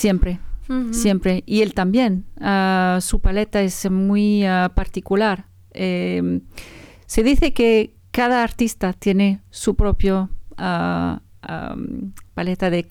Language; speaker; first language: Spanish; non-native, learner; French